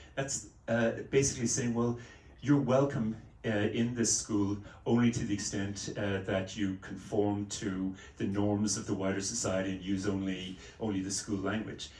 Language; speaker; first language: English; native; English